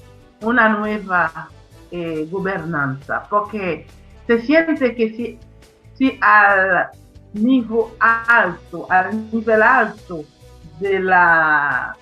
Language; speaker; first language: Spanish; non-native, fluent; Haitian Creole